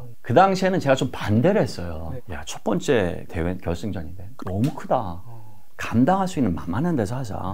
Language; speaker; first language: Korean; native; Korean